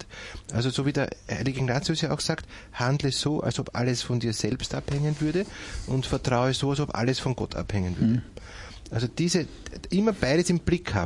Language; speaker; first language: German; native; German